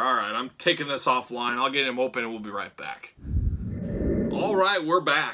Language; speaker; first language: English; native; English